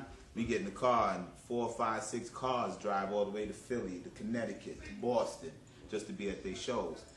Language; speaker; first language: English; native; English